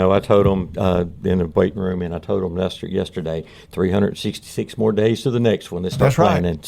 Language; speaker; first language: English; native; English